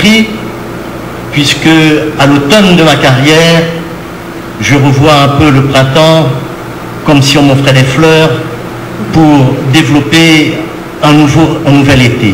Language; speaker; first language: French; non-native, local second language; Haitian Creole